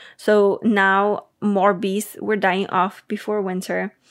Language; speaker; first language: English; non-native, fluent; Bulgarian